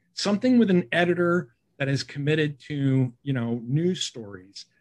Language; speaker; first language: English; native; English